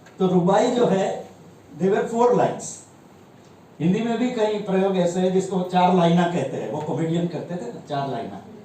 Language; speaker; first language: Hindi; non-native, local second language; Gujarati